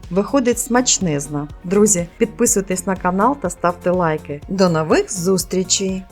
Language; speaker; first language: Ukrainian; native; Ukrainian